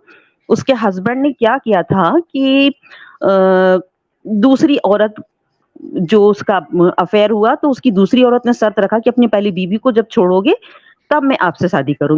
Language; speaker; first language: Hindi; native; Hindi